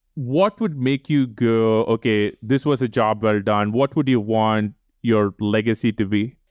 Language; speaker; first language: English; non-native, local second language; Tamil